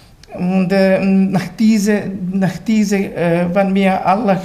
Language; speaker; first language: German; non-native, learner; Bosnian